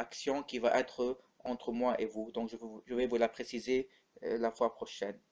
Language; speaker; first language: French; non-native, local second language; Arabic